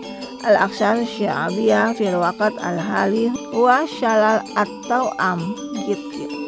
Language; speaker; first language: Arabic; non-native, fluent; Indonesian